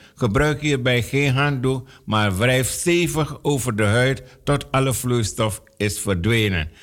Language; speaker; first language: Dutch; native; Dutch